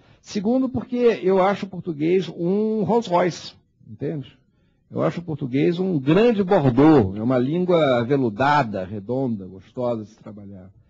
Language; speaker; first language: Portuguese; early bilingual, heritage; Portuguese